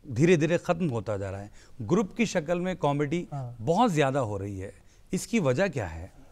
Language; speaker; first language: Hindi; native; Hindi